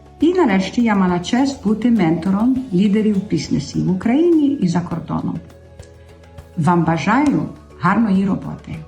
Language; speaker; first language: Ukrainian; early bilingual, heritage; Ukrainian